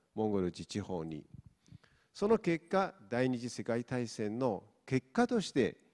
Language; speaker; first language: Japanese; non-native, fluent; Mongolian